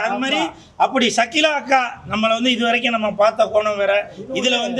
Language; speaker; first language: Tamil; native; Tamil